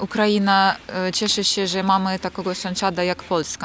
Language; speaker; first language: Polish; non-native, fluent; Ukrainian